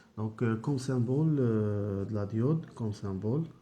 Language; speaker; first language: French; non-native, local second language; Arabic